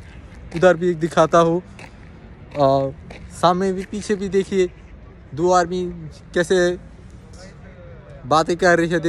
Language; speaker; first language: Hindi; non-native, learner; Bangla